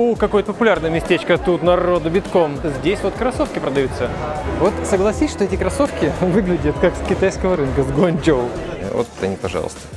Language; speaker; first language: Russian; native; Russian